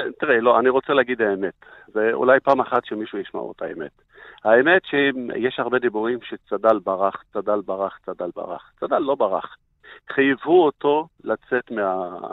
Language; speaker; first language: Hebrew; non-native, fluent; Arabic